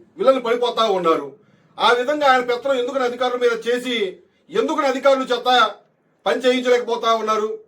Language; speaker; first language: Telugu; native; Telugu